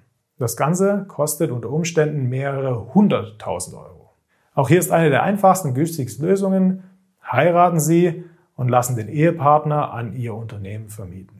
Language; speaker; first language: German; native; German